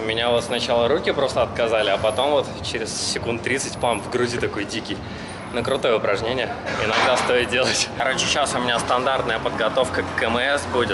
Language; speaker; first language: Russian; native; Russian